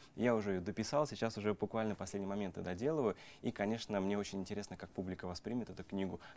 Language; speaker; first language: Russian; native; Russian